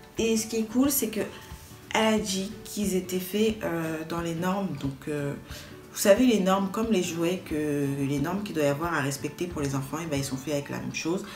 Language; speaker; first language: French; native; French